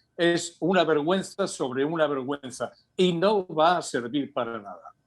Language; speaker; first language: Spanish; native; Spanish